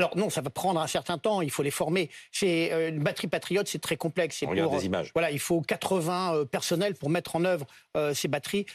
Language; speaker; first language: French; native; French